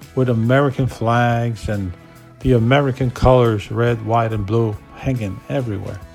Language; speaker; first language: English; non-native, fluent; Polish